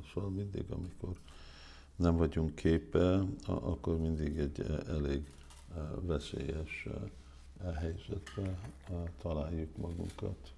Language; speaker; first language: Hungarian; early bilingual, heritage; Hungarian